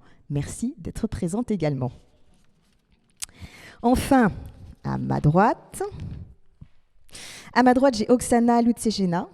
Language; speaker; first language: French; native; French